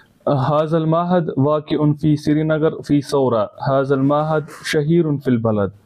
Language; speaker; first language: Arabic; non-native, learner; Kashmiri